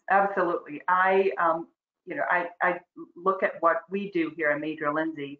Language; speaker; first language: English; non-native, fluent; Croatian